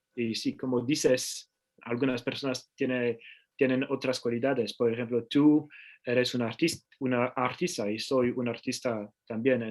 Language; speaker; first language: Spanish; non-native, learner; French